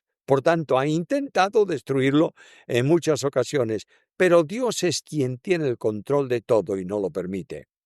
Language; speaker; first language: Spanish; native; Spanish